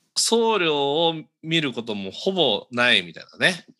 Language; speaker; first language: Japanese; native; Japanese